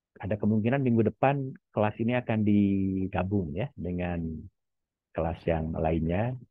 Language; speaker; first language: Indonesian; non-native, local second language; Javanese